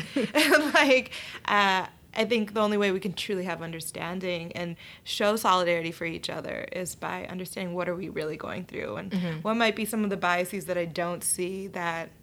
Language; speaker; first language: English; native; English